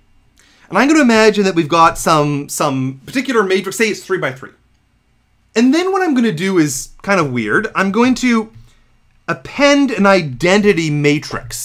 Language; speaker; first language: English; native; English